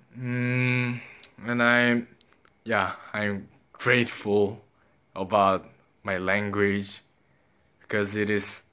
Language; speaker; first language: English; non-native, learner; Korean